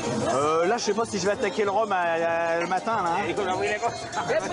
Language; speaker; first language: French; native; French